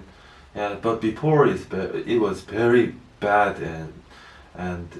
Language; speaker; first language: English; non-native, learner; Korean